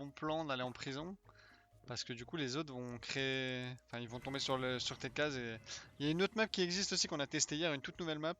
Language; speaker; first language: French; native; French